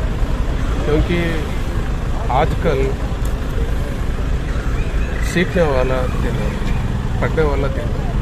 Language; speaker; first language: Hindi; non-native, local second language; Kannada